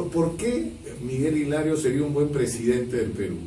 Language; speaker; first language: Spanish; native; Spanish